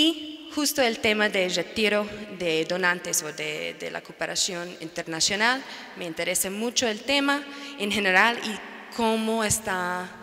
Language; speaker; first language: Spanish; non-native, fluent; English